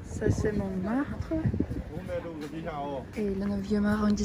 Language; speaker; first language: French; non-native, fluent; Russian